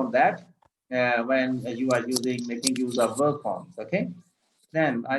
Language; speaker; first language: English; non-native, local second language; Urdu